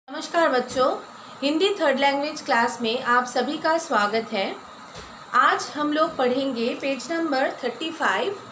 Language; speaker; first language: Hindi; non-native, local second language; Bangla